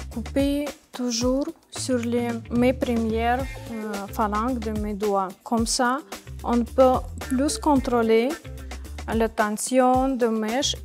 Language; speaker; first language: French; non-native, learner; Ukrainian